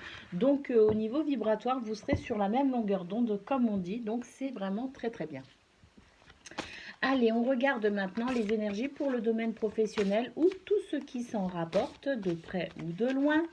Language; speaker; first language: French; native; French